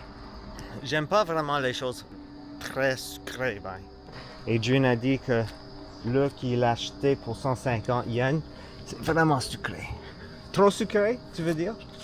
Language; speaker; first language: French; non-native, learner; English